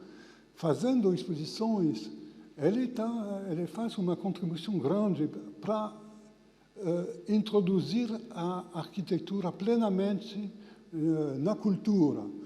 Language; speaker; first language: Portuguese; non-native, fluent; French